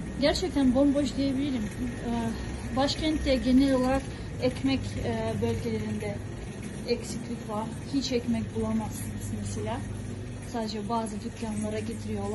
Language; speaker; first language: Turkish; non-native, fluent; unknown